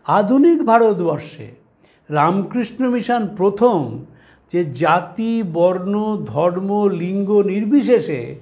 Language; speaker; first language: Bangla; native; Bangla